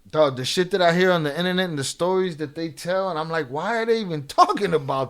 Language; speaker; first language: English; native; English